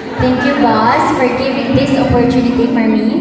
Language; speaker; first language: English; non-native, learner; Thai